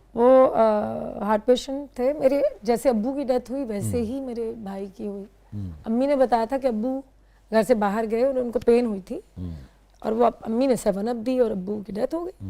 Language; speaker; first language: Urdu; non-native, local second language; Punjabi